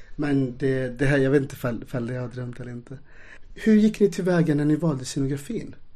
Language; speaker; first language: Swedish; native; Swedish